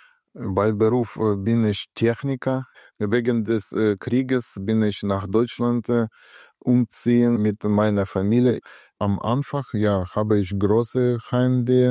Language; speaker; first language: German; non-native, learner; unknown